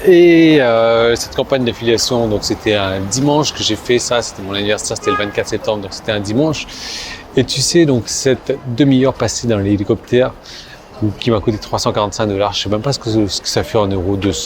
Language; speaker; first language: French; native; French